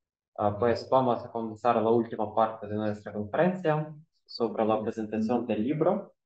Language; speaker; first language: Spanish; non-native, fluent; Ukrainian